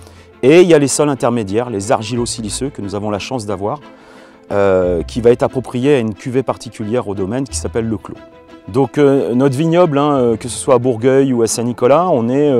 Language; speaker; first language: French; native; French